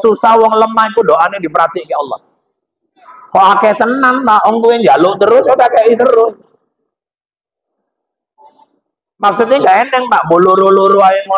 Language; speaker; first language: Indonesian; native; Indonesian